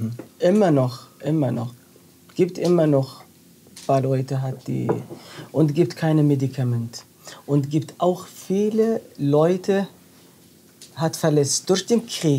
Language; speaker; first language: German; non-native, learner; Arabic